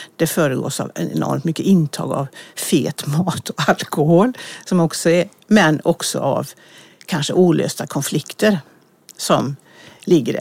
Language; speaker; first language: Swedish; native; Swedish